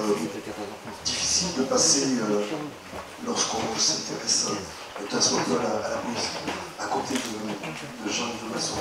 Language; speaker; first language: French; native; French